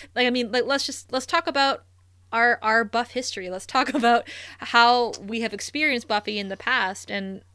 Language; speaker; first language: English; native; English